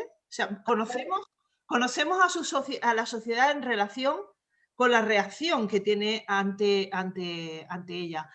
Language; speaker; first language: Spanish; native; Spanish